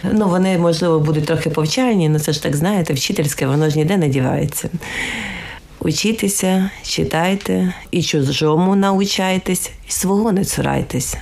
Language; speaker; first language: Ukrainian; native; Ukrainian